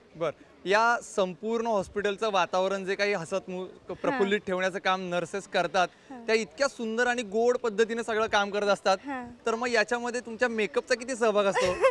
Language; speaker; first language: Marathi; native; Marathi